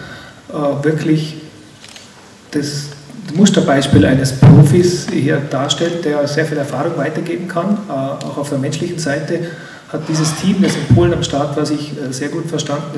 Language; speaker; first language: German; native; German